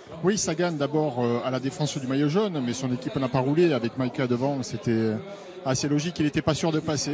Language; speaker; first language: French; native; French